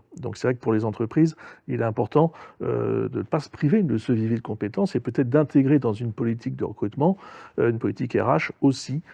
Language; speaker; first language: French; native; French